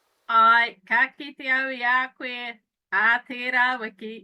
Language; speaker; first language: Māori; non-native, learner; English